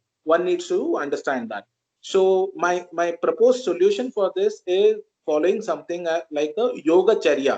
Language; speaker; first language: English; non-native, local second language; Marathi